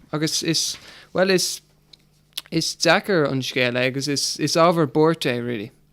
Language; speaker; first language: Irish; non-native, local second language; English